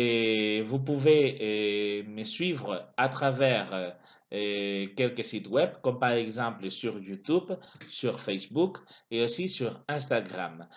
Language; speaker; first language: French; non-native, fluent; Spanish